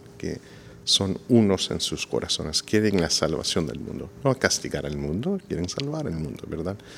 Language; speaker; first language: Spanish; non-native, fluent; English